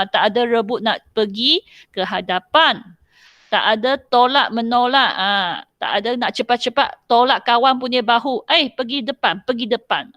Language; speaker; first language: Malay; non-native, local second language; Chinese